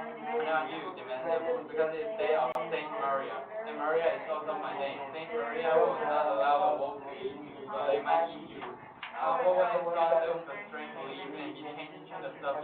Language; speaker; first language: English; non-native, learner; Chinese